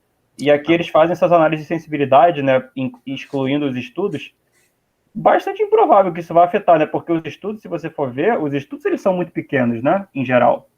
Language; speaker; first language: Portuguese; native; Portuguese